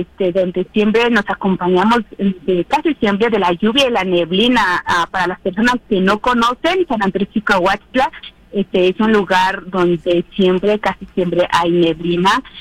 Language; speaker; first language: Spanish; non-native, local second language; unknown